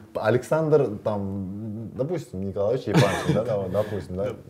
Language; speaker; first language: Russian; non-native, local second language; Kazakh